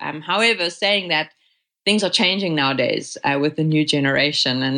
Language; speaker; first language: English; native; English